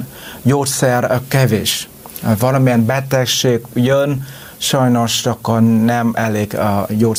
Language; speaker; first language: Hungarian; non-native, learner; Vietnamese